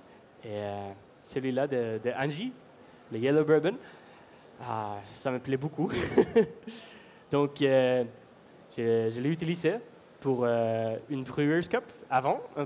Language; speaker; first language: French; non-native, fluent; Norwegian